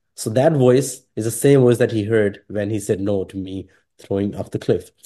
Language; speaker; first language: English; non-native, local second language; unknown